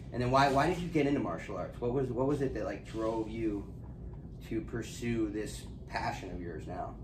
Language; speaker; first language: English; native; English